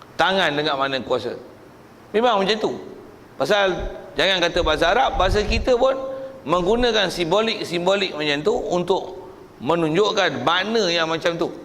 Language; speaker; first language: Malay; native; Malay